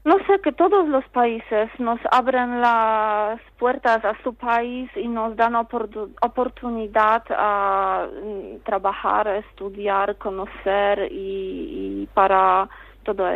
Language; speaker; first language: Spanish; non-native, fluent; Polish